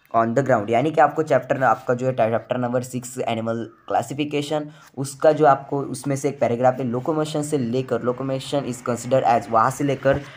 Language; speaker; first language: Hindi; non-native, local second language; Marathi